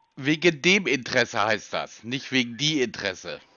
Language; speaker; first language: German; native; German